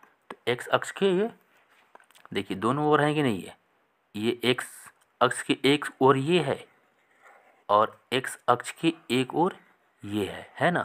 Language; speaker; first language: Hindi; native; Hindi